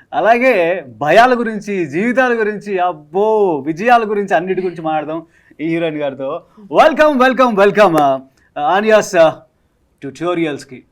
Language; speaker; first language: Telugu; native; Telugu